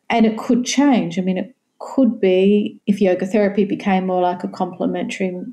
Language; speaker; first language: English; native; English